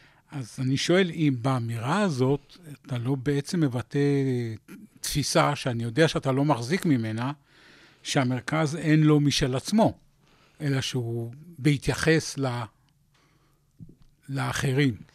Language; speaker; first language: Hebrew; native; Hebrew